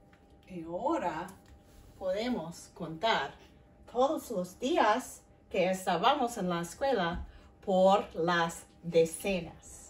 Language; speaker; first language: Spanish; non-native, fluent; English